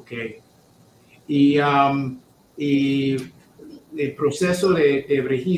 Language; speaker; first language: Spanish; non-native, fluent; English